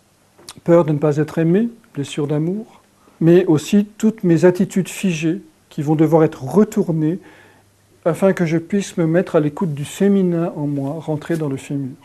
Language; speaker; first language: French; native; French